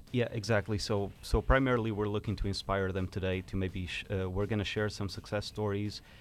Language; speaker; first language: English; non-native, fluent; Portuguese